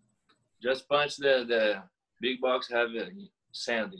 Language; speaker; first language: English; non-native, learner; Portuguese